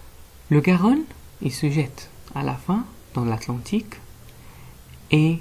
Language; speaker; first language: French; non-native, fluent; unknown